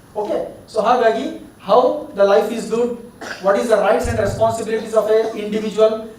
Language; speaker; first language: English; non-native, local second language; Kannada